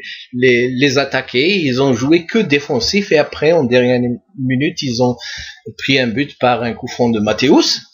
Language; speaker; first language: French; non-native, local second language; Arabic